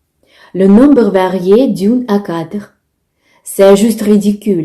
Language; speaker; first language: French; non-native, fluent; Russian